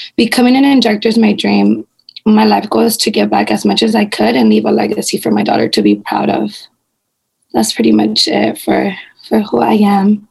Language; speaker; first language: English; early bilingual, other home language; Spanish